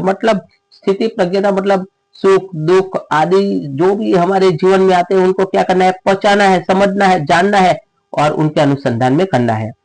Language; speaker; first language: Hindi; non-native, local second language; Gujarati